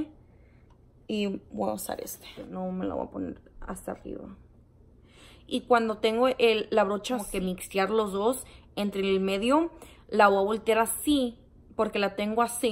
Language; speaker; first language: Spanish; early bilingual, heritage; Spanish